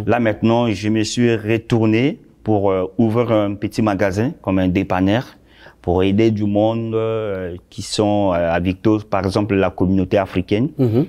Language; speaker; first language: French; non-native, local second language; Sango